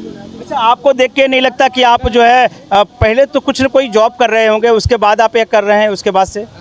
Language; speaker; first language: Hindi; native; Hindi